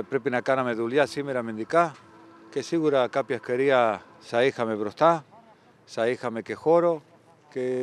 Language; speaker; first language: Greek; non-native, fluent; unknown